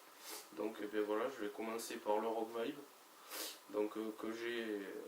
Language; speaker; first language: French; native; French